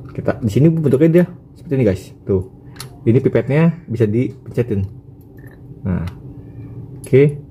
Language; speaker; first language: Indonesian; native; Indonesian